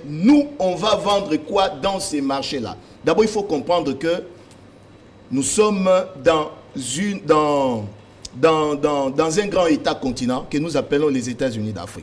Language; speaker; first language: French; non-native, local second language; Lingala